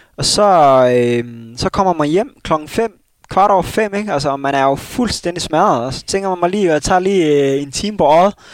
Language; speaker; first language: Danish; early bilingual, other home language; Somali